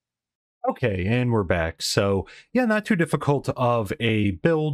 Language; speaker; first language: English; native; English